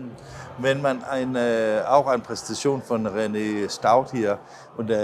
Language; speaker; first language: German; non-native, learner; Danish